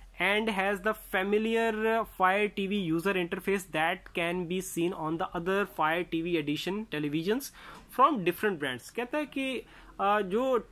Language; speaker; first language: Hindi; native; Hindi